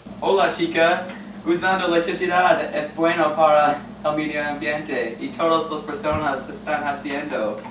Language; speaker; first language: Spanish; non-native, learner; English